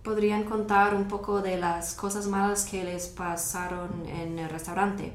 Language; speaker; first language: Spanish; non-native, fluent; English